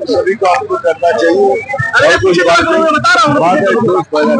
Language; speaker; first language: Hindi; non-native, local second language; Bangla